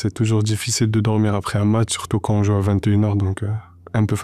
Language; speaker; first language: French; non-native, local second language; Arabic